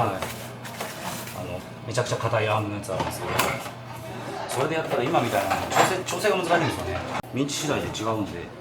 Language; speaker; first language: Japanese; native; Japanese